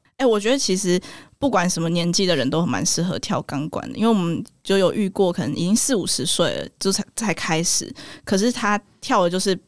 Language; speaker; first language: Chinese; native; Chinese